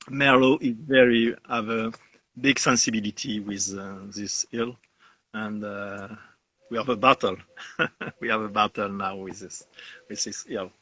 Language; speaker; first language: English; non-native, learner; French